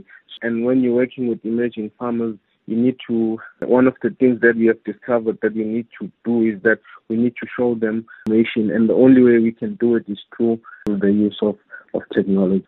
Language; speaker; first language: English; non-native, local second language; Zulu